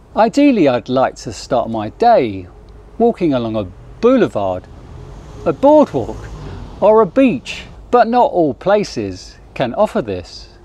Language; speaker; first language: English; native; English